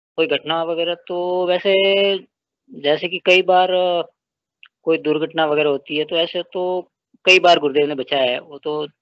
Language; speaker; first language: Hindi; native; Hindi